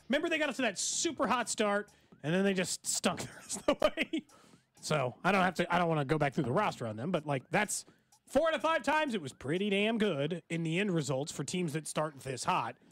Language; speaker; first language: English; native; English